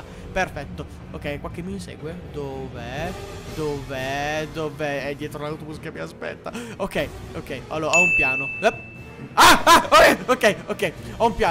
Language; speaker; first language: Italian; native; Italian